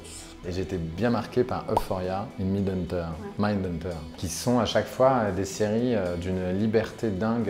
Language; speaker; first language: French; native; French